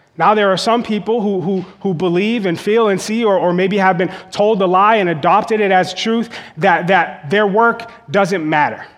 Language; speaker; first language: English; native; English